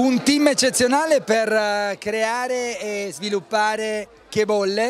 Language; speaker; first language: Italian; native; Italian